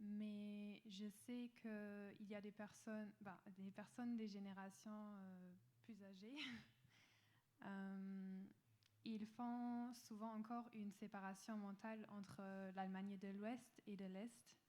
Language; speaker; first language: French; non-native, fluent; German